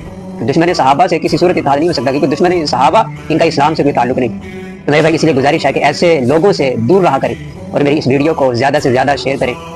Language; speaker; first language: Urdu; native; Urdu